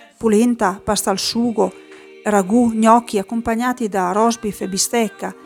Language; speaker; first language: Italian; native; Italian